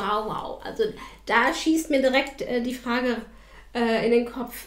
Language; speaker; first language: German; native; German